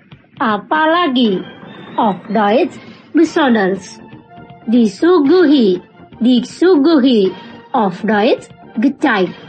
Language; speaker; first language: German; non-native, fluent; Indonesian